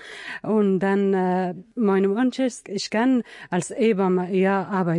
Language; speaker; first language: German; non-native, learner; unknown